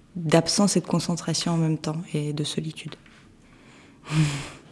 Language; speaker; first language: French; early bilingual, other home language; Russian